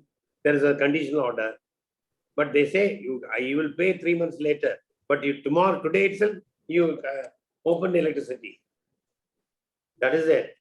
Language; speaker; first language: English; non-native, local second language; Tamil